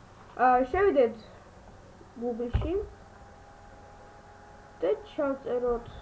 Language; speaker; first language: Georgian; native; Georgian